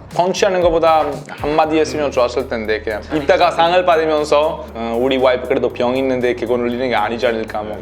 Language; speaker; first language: Korean; non-native, fluent; Italian